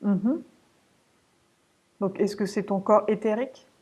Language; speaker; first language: French; native; French